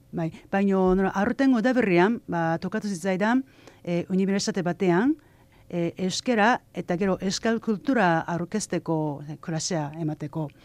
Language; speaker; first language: Basque; non-native, fluent; Japanese